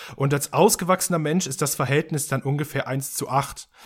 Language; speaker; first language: German; native; German